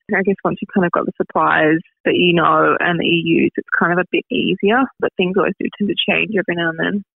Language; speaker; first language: English; native; English